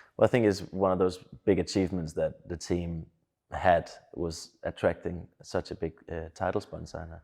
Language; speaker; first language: English; non-native, fluent; Danish